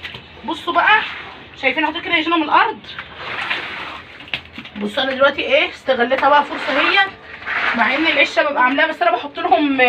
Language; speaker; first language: Arabic; native; Arabic